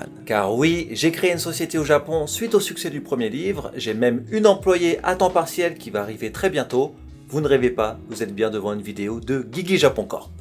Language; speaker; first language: French; native; French